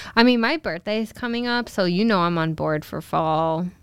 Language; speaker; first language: English; native; English